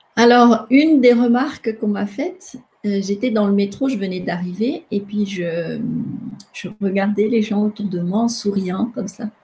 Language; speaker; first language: French; non-native, local second language; Malagasy